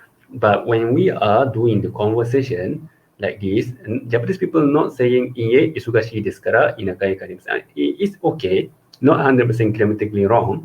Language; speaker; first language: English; non-native, local second language; Malay